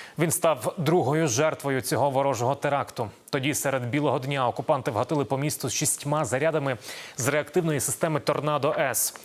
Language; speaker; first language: Ukrainian; native; Ukrainian